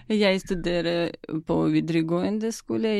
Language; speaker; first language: Norwegian; non-native, learner; Ukrainian